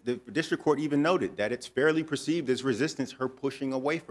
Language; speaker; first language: English; native; English